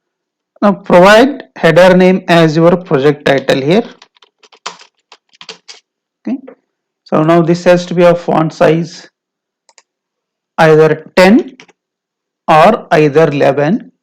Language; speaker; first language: English; non-native, local second language; Kannada